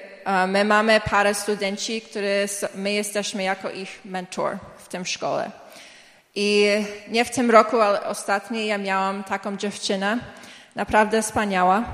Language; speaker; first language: Polish; early bilingual, heritage; English